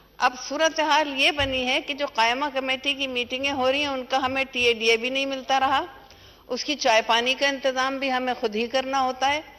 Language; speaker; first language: Urdu; native; Urdu